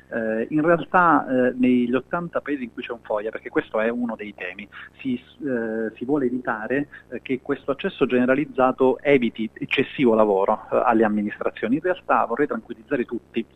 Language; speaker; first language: Italian; native; Italian